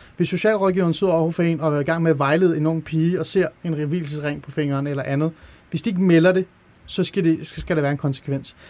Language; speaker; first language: Danish; early bilingual, other home language; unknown